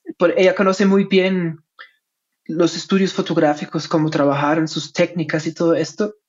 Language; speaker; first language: Spanish; non-native, fluent; German